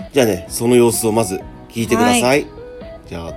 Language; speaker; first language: Japanese; native; Japanese